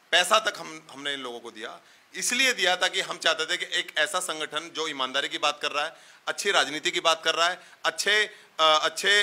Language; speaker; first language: Hindi; native; Hindi